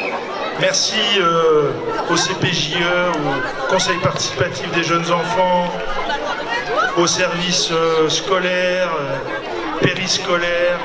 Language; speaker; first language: French; native; French